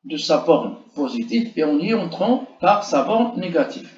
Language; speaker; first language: French; non-native, local second language; Arabic